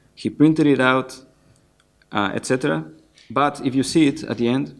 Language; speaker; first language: English; non-native, fluent; Spanish